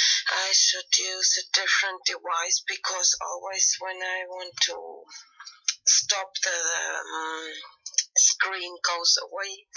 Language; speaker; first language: English; non-native, fluent; German